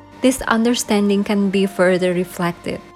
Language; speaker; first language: English; non-native, fluent; Indonesian